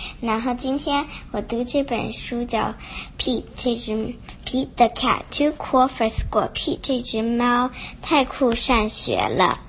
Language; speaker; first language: Chinese; early bilingual, heritage; Chinese